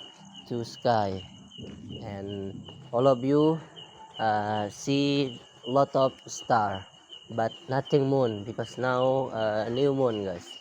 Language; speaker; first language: English; non-native, learner; Indonesian